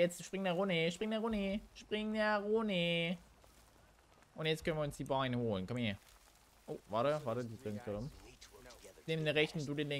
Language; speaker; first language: German; native; German